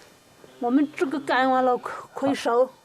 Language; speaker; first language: Chinese; non-native, local second language; Tibetan